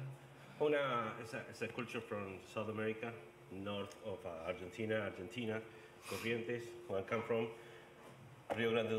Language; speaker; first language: English; non-native, fluent; Spanish